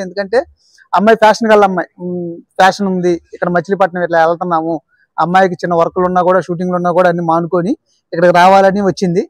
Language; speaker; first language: Telugu; native; Telugu